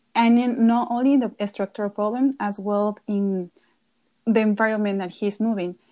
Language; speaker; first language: English; non-native, fluent; Spanish